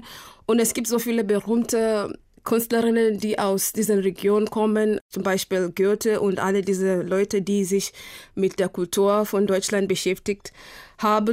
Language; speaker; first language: German; non-native, fluent; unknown